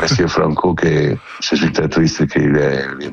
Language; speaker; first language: French; non-native, learner; Italian